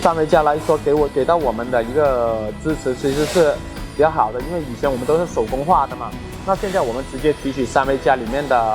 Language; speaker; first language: Chinese; native; Chinese